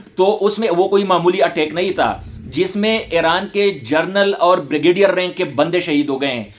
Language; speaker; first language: Urdu; non-native, local second language; Pashto